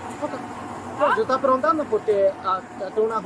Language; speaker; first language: Spanish; early bilingual, heritage; Spanish